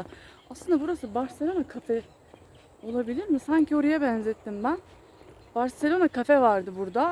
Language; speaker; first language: Turkish; native; Turkish